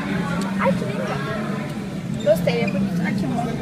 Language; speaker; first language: Portuguese; native; Portuguese